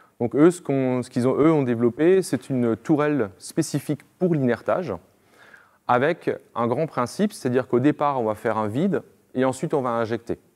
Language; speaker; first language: French; native; French